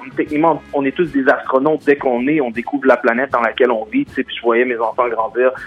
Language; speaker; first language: French; native; French